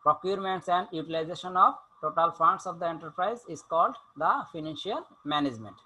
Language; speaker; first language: English; non-native, local second language; Bangla